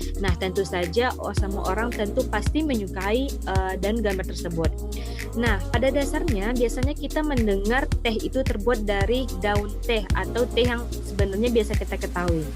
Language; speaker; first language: Indonesian; non-native, local second language; Minangkabau